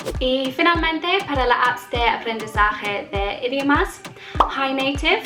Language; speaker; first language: Spanish; non-native, learner; English